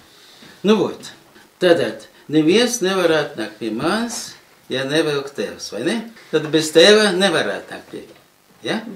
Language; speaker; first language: Latvian; non-native, local second language; Russian